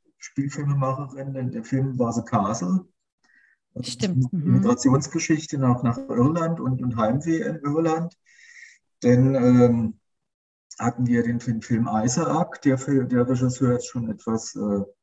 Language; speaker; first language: German; native; German